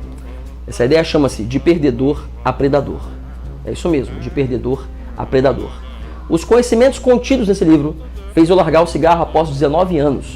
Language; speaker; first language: Portuguese; native; Portuguese